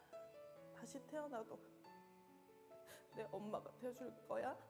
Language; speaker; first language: Korean; native; Korean